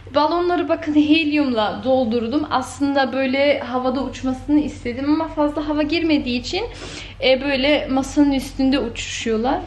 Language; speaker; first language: Turkish; early bilingual, heritage; Turkish